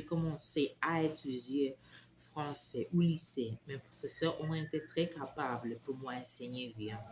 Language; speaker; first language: French; non-native, learner; Spanish